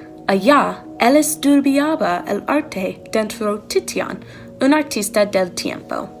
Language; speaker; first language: Spanish; non-native, learner; English